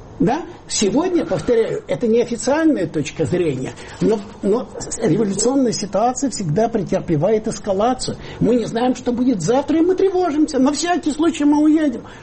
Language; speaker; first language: Russian; non-native, local second language; Ukrainian